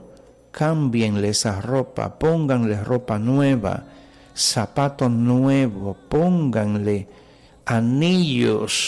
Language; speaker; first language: Spanish; native; Spanish